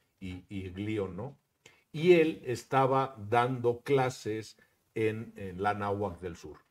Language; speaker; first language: Spanish; native; Spanish